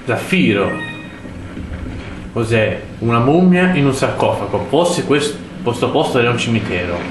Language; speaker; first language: Italian; native; Italian